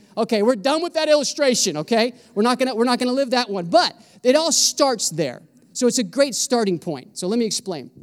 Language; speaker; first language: English; native; English